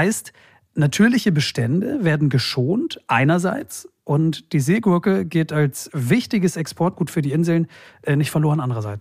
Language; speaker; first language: German; native; German